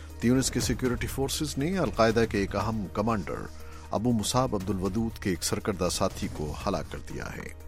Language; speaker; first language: Urdu; native; Urdu